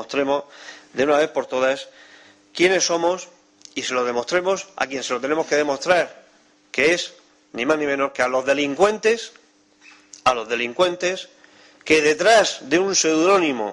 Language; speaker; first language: Spanish; native; Spanish